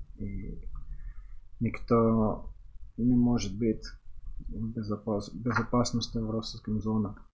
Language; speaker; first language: Russian; non-native, fluent; Finnish